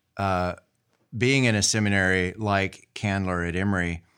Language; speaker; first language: English; native; English